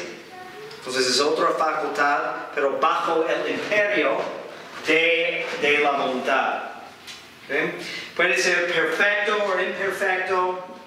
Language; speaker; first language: Spanish; non-native, fluent; English